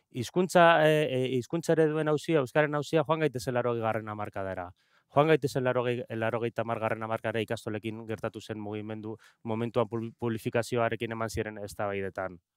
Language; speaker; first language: Basque; non-native, local second language; Spanish